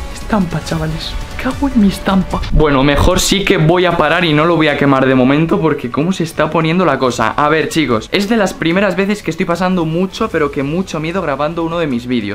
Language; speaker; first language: Spanish; native; Spanish